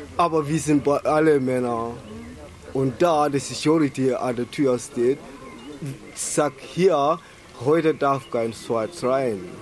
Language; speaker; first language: German; non-native, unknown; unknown